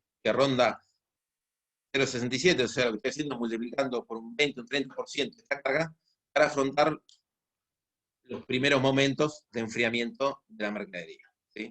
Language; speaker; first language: Spanish; native; Spanish